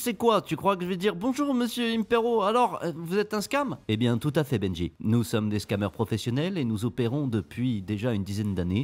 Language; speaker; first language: French; native; French